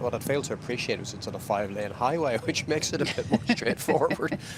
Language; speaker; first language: English; native; English